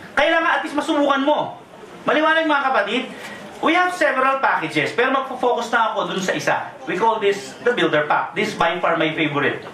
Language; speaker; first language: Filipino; native; Filipino